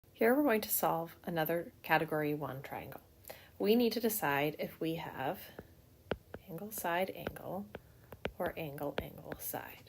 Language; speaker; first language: English; native; English